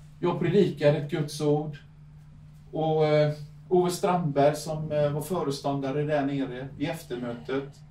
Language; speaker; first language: Swedish; native; Swedish